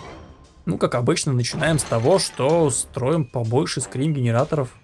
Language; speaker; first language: Russian; native; Russian